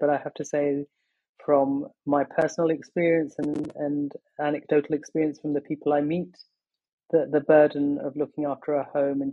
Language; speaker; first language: English; native; English